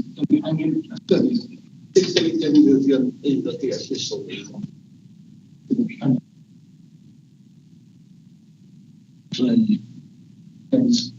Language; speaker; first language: Welsh; native; Welsh